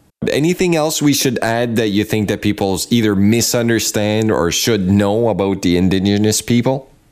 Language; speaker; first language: English; non-native, local second language; French